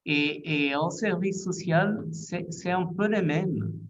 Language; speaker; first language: French; non-native, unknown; Portuguese